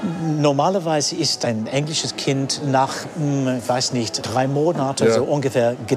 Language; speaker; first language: German; non-native, fluent; English